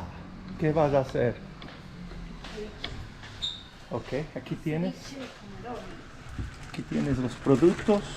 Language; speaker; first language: Spanish; non-native, learner; English